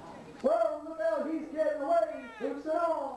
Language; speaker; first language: English; native; English